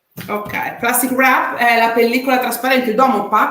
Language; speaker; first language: Italian; native; Italian